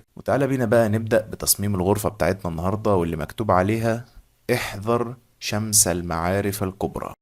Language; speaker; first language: Arabic; native; Arabic